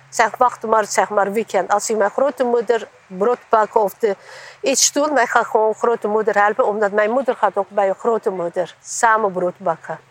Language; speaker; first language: Dutch; non-native, learner; Turkish